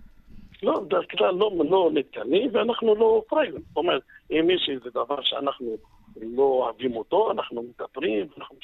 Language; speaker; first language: Hebrew; non-native, fluent; Arabic